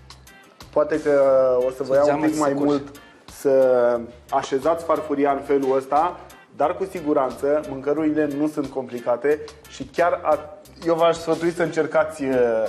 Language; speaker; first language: Romanian; native; Romanian